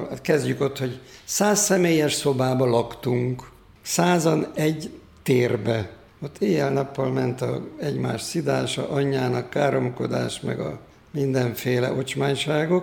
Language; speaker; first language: Hungarian; native; Hungarian